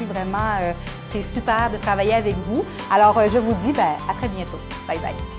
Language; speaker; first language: French; native; French